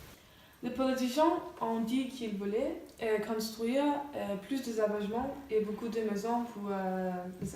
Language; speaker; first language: French; non-native, learner; Danish